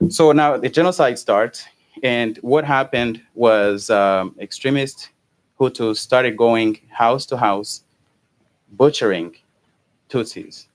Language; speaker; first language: English; non-native, local second language; Kinyarwanda